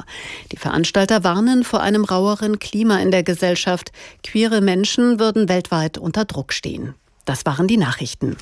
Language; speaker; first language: German; native; German